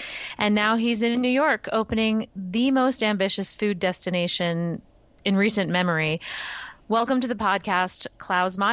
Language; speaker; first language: English; native; English